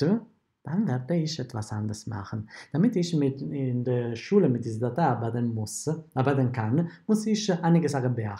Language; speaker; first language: German; non-native, fluent; Italian